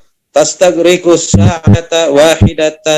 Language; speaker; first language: Arabic; non-native, learner; Indonesian